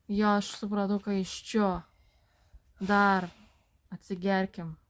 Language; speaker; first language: Lithuanian; native; Lithuanian